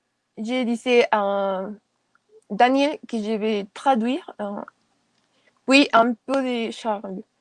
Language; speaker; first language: French; non-native, learner; Spanish